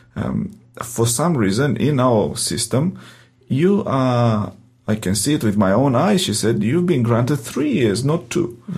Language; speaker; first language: English; non-native, fluent; Romanian